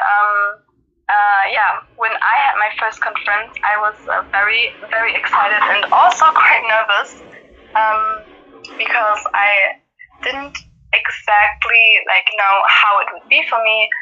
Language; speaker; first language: English; non-native, fluent; German